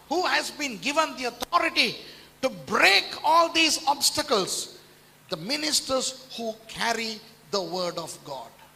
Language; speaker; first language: English; non-native, local second language; Tamil